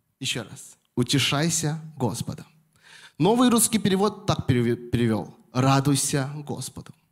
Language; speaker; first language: Russian; non-native, fluent; Korean